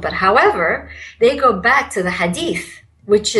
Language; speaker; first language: English; non-native, local second language; Malay